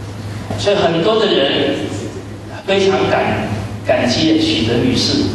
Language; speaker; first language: Chinese; native; Chinese